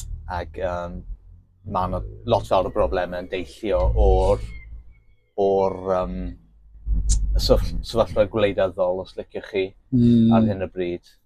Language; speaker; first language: Welsh; non-native, local second language; English